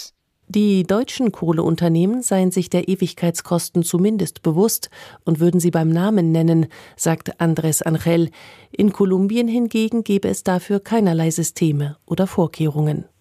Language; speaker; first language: German; native; German